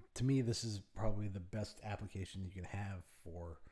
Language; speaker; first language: English; native; English